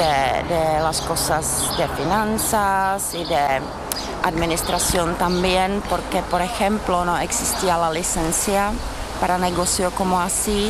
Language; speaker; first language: Spanish; non-native, fluent; Czech